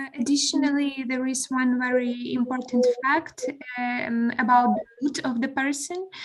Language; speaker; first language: English; non-native, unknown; Ukrainian